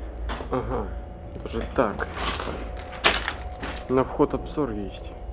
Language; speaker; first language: Russian; native; Russian